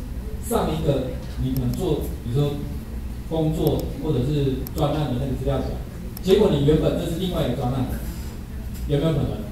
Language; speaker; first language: Chinese; native; Chinese